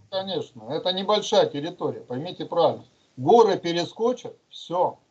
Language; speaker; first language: Russian; native; Russian